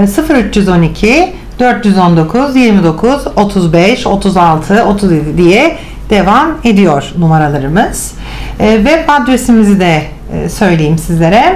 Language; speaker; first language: Turkish; native; Turkish